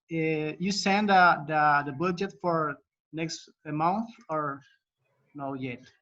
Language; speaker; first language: English; non-native, learner; Spanish